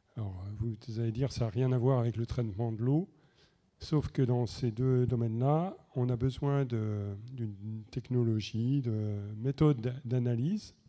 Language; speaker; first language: French; native; French